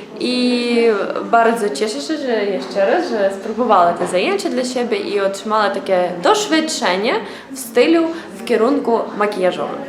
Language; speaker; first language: Polish; non-native, learner; Ukrainian